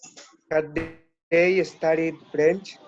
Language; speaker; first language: English; non-native, learner; Spanish